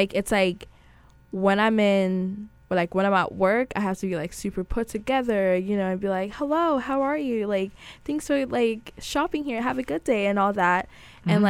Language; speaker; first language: English; non-native, local second language; Akan